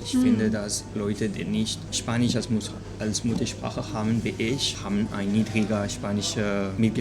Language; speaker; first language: German; non-native, fluent; Catalan